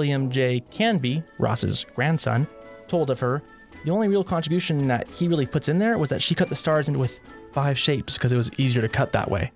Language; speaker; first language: English; native; English